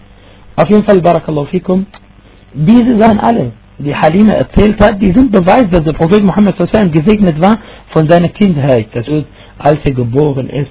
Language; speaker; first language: German; non-native, fluent; Arabic